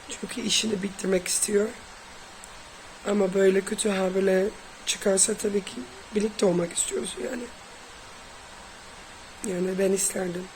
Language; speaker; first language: Turkish; non-native, fluent; Dutch